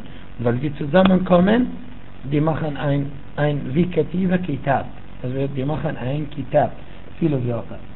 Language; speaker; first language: German; non-native, fluent; Arabic